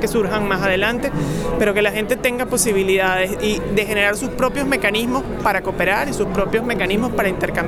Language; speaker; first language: Spanish; native; Spanish